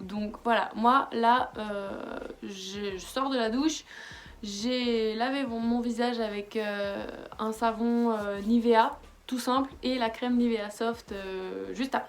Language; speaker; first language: French; native; French